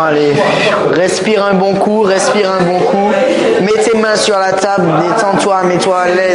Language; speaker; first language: French; native; French